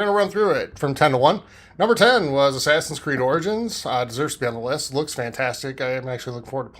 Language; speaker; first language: English; native; English